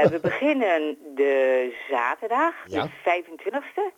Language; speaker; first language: Dutch; native; Dutch